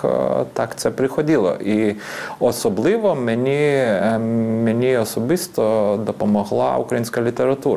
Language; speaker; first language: Ukrainian; non-native, fluent; Lithuanian